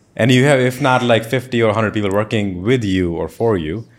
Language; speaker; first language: English; non-native, local second language; Hindi